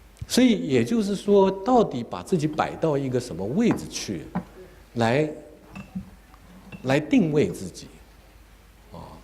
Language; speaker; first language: Chinese; native; Chinese